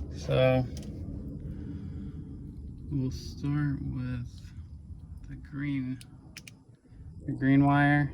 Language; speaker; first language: English; native; English